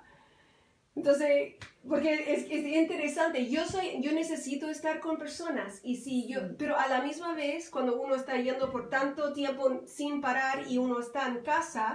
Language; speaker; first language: Spanish; non-native, fluent; English